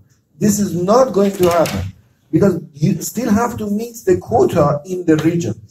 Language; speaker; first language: English; non-native, fluent; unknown